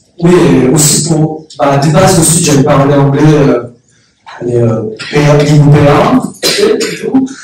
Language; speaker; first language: French; non-native, learner; Korean